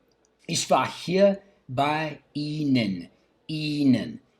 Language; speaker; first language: German; non-native, learner; English